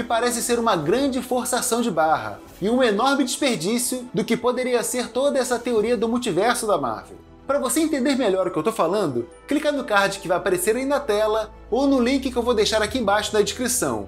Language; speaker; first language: Portuguese; native; Portuguese